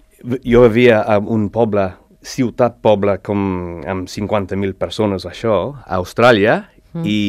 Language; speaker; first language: Catalan; non-native, learner; English